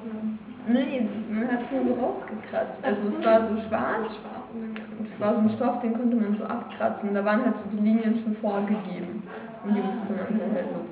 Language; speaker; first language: German; native; German